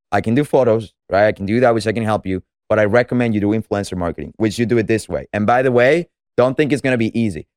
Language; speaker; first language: English; non-native, fluent; Spanish